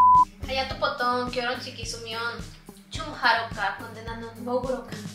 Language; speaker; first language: Korean; non-native, learner; Spanish